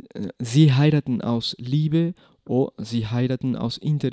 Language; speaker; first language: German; non-native, fluent; Spanish